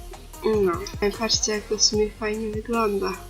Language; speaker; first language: Polish; native; Polish